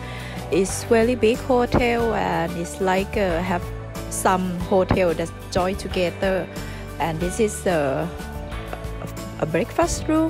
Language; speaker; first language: English; non-native, learner; Thai